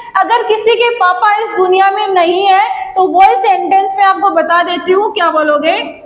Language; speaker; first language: Hindi; native; Hindi